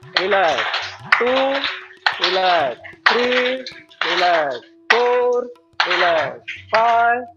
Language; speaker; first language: Hindi; non-native, local second language; Marathi